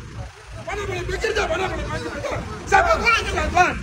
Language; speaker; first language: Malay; non-native, learner; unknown